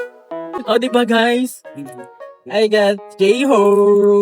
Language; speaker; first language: English; non-native, local second language; Filipino